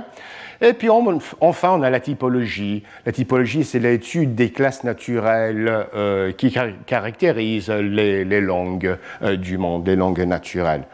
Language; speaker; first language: French; non-native, fluent; English